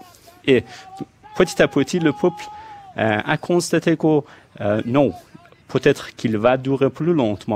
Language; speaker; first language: French; non-native, fluent; Persian